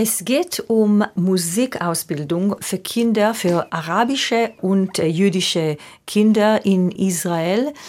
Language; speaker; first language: German; non-native, fluent; Hebrew